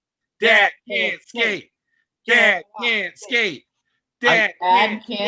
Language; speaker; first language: English; native; English